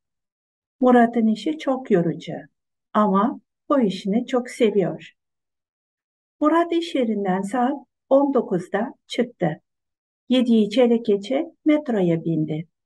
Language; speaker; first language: Turkish; non-native, fluent; Kazakh